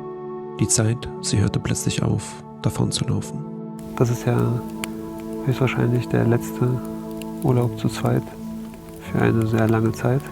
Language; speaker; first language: German; native; German